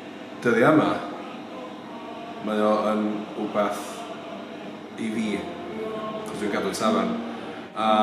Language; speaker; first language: Welsh; native; Welsh